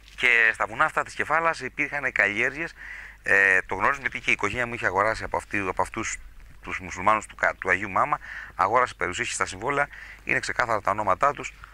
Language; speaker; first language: Greek; native; Greek